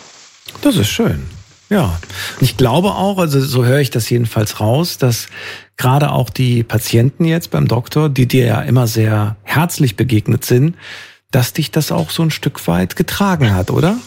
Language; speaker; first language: German; native; German